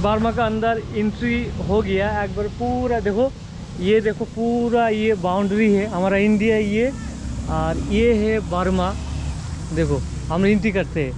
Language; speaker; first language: Hindi; non-native, local second language; Bangla